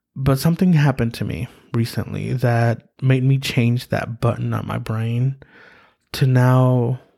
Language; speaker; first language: English; early bilingual, other home language; Spanish